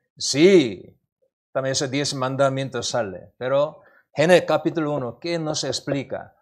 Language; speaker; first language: Spanish; non-native, learner; Korean